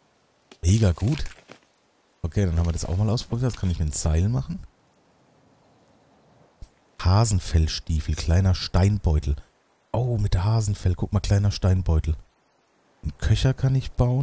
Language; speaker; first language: German; native; German